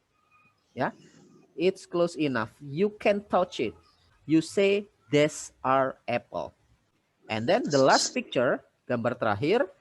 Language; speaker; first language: English; non-native, fluent; Indonesian